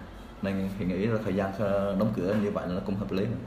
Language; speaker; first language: Vietnamese; native; Vietnamese